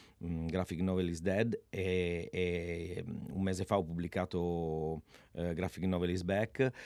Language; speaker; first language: Italian; native; Italian